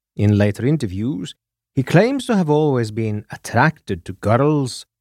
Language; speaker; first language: English; non-native, fluent; Norwegian